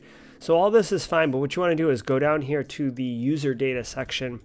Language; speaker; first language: English; native; English